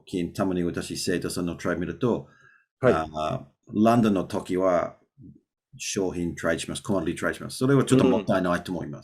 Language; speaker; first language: Japanese; non-native, learner; English